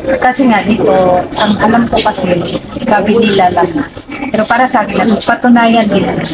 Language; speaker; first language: Filipino; non-native, local second language; Cebuano